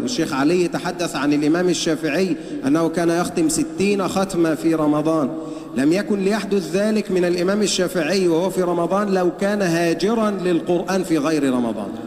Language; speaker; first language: Arabic; native; Arabic